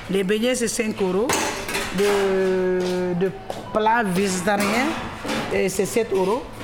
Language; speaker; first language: French; non-native, local second language; Wolof